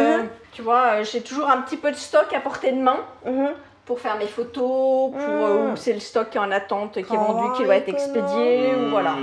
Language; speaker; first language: French; native; French